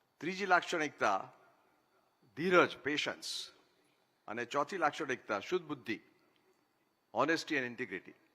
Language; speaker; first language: Gujarati; native; Gujarati